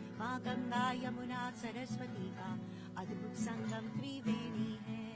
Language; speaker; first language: Hindi; native; Hindi